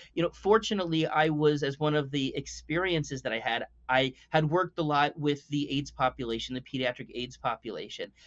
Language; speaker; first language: English; native; English